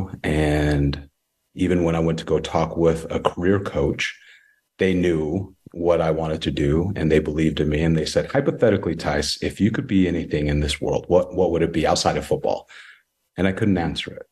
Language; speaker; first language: English; native; English